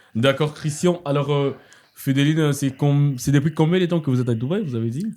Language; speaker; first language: French; non-native, local second language; Lingala